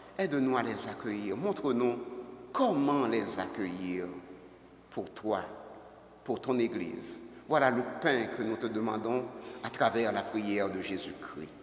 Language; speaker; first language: French; native; French